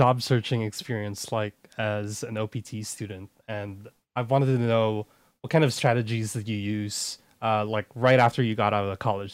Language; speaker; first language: English; non-native, local second language; Filipino